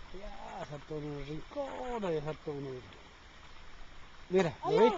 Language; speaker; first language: Spanish; native; Spanish